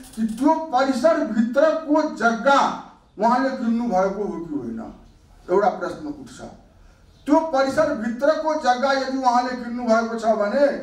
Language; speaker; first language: Nepali; non-native, local second language; Maithili